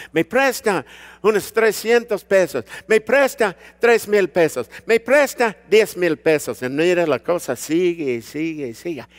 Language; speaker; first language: Spanish; early bilingual, heritage; Spanish